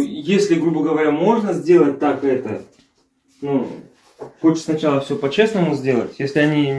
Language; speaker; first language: Russian; native; Russian